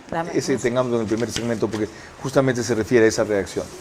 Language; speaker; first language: Spanish; native; Spanish